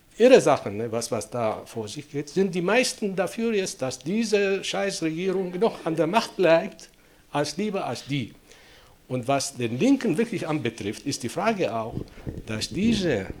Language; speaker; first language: German; non-native, fluent; Arabic